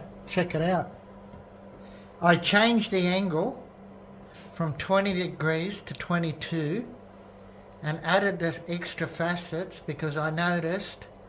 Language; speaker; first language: English; native; English